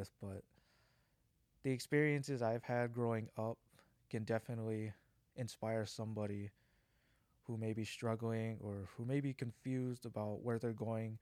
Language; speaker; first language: English; native; English